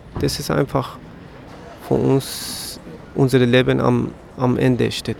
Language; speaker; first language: German; non-native, learner; Persian